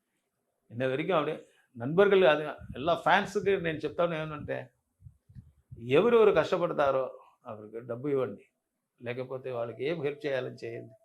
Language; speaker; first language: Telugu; non-native, learner; Tamil